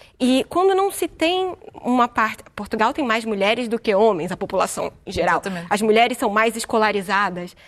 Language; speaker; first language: Portuguese; native; Portuguese